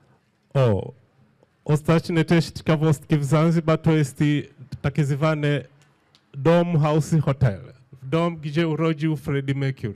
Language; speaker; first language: Polish; non-native, fluent; Swahili